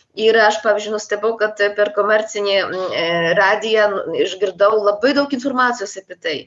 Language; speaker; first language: Lithuanian; non-native, local second language; Polish